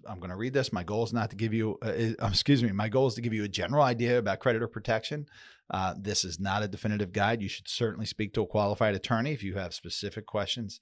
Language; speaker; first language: English; native; English